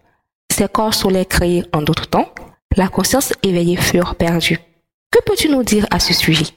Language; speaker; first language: French; non-native, fluent; Spanish